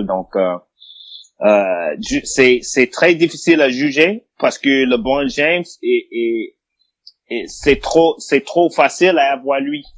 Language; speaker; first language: French; non-native, fluent; English